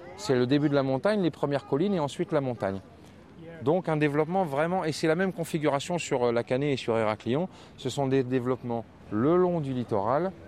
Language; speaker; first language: French; native; French